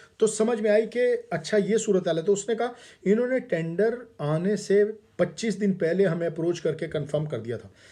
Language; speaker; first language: Urdu; native; Urdu